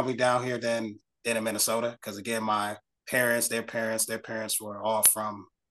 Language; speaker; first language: English; native; English